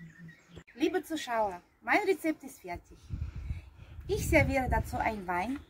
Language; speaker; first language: German; non-native, fluent; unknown